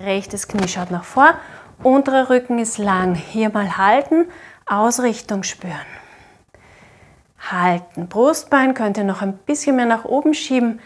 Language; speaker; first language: German; native; German